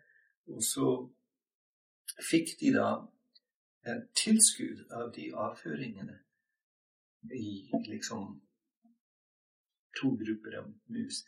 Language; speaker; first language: Norwegian; non-native, fluent; English